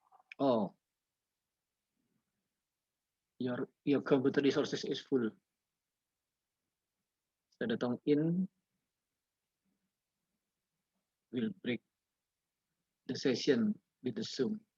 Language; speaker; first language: English; non-native, learner; Indonesian